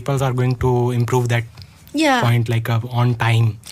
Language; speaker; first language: English; non-native, learner; Hindi